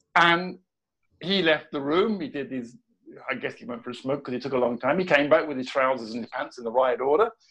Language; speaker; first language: English; native; English